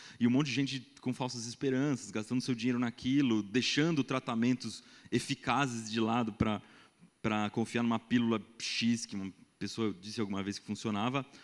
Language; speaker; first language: Portuguese; native; Portuguese